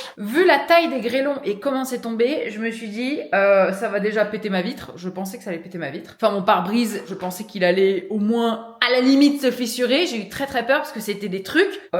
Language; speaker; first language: French; early bilingual, other home language; Portuguese